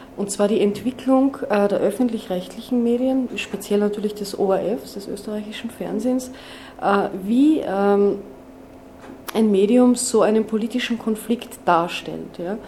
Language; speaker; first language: German; non-native, local second language; Slovenian